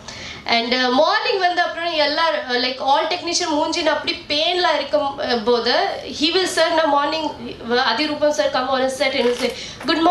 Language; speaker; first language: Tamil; non-native, learner; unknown